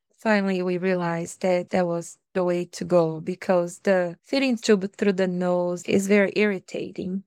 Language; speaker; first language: English; non-native, fluent; Portuguese